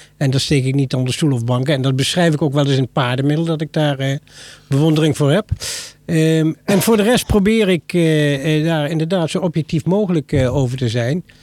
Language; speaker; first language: Dutch; native; Dutch